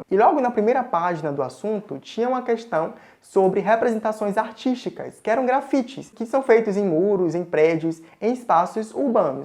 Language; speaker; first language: Portuguese; native; Portuguese